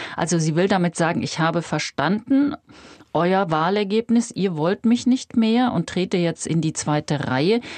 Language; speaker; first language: German; native; German